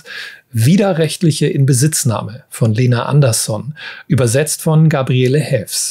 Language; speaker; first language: German; native; German